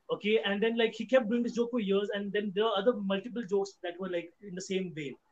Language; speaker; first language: English; non-native, local second language; Hindi